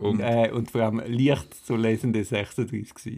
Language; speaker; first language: German; native; German